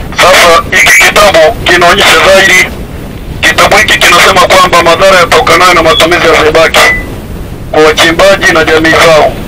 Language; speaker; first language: Swahili; native; Swahili